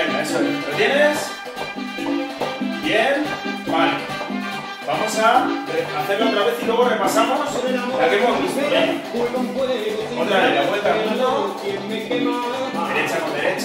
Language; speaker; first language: Spanish; native; Spanish